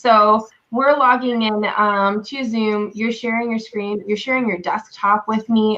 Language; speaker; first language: English; native; English